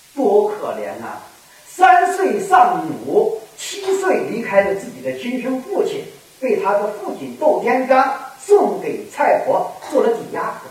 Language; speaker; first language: Chinese; native; Chinese